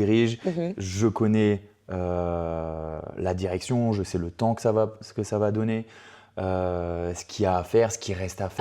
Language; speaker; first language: French; native; French